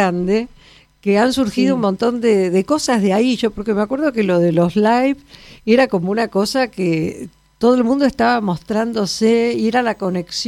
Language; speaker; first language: Spanish; native; Spanish